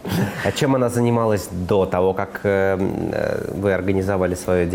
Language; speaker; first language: Russian; native; Russian